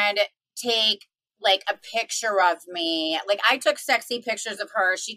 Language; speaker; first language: English; native; English